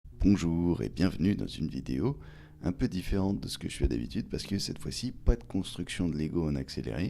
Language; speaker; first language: French; native; French